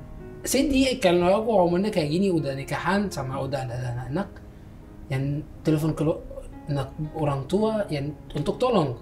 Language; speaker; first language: Indonesian; non-native, learner; Arabic